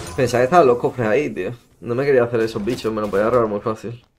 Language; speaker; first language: Spanish; native; Spanish